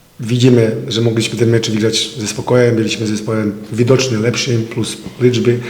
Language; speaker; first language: Polish; non-native, fluent; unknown